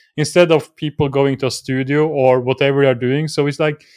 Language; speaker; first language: English; non-native, fluent; Norwegian